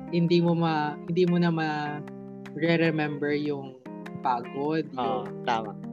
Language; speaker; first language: Filipino; native; Filipino